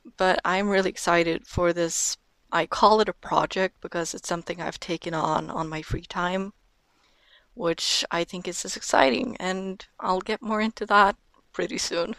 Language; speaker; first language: English; non-native, fluent; Norwegian